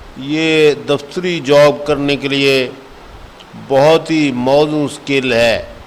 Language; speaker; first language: Urdu; non-native, local second language; Punjabi